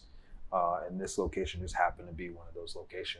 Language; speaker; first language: English; native; English